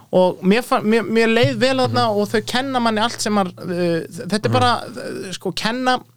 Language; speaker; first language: Icelandic; native; Icelandic